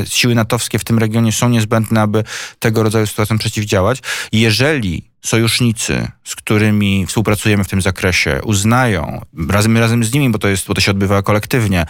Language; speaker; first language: Polish; native; Polish